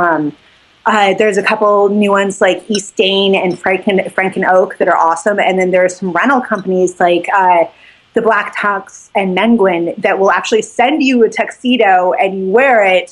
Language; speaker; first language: English; native; English